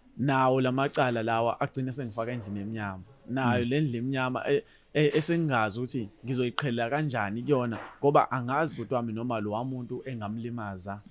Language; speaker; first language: Zulu; native; Zulu